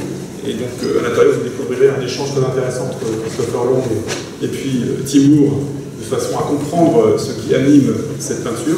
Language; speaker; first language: French; native; French